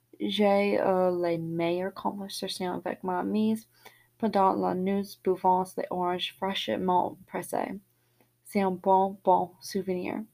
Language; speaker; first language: French; non-native, learner; English